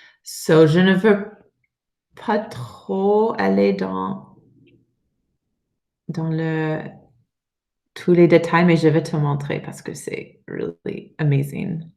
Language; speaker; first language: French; non-native, learner; English